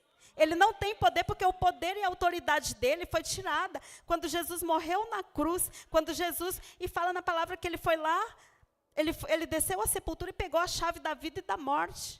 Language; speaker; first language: Portuguese; native; Portuguese